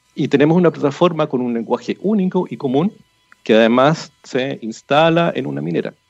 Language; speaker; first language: Spanish; native; Spanish